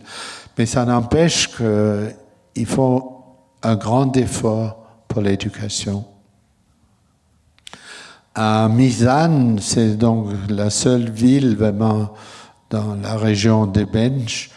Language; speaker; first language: French; non-native, fluent; German